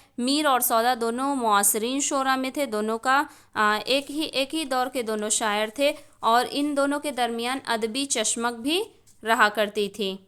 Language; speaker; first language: Urdu; native; Urdu